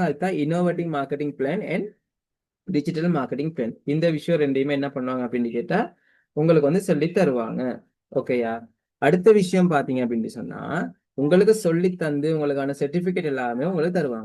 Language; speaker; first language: Tamil; native; Tamil